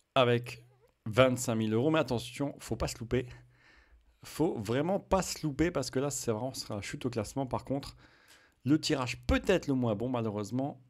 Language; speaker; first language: French; native; French